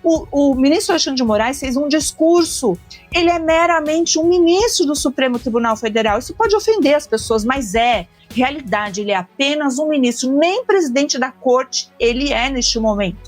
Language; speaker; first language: Portuguese; native; Portuguese